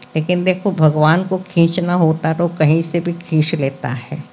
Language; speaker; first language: Hindi; non-native, local second language; Gujarati